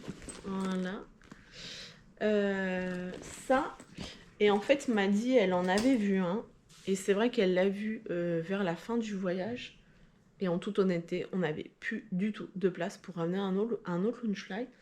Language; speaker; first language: French; native; French